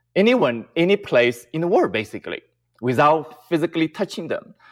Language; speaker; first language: English; non-native, fluent; Chinese